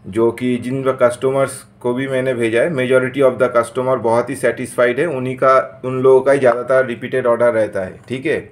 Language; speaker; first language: Hindi; non-native, local second language; Bangla